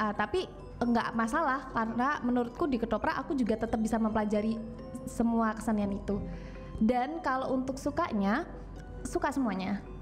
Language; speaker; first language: Indonesian; non-native, local second language; Javanese